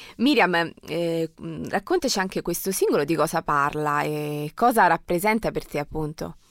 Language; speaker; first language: Italian; native; Italian